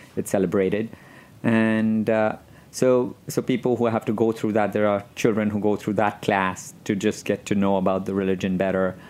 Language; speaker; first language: English; non-native, local second language; Gujarati